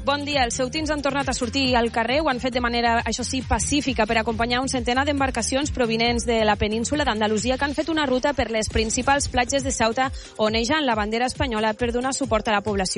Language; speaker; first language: Catalan; native; Catalan